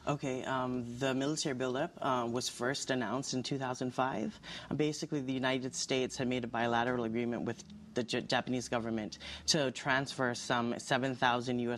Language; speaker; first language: English; native; English